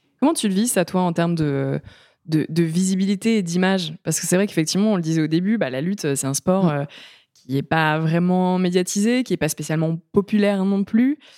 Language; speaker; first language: French; native; French